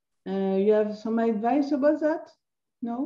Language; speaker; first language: English; non-native, learner; French